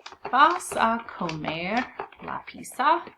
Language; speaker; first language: Spanish; non-native, fluent; English